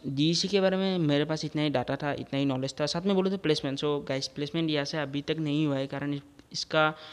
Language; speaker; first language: Hindi; non-native, local second language; Assamese